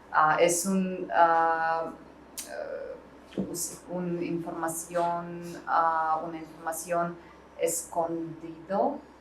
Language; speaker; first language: Spanish; non-native, learner; Russian